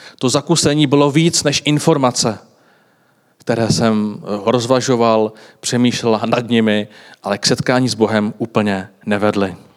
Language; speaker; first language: Czech; native; Czech